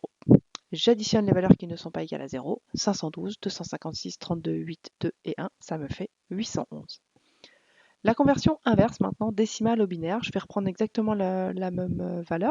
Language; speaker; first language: French; native; French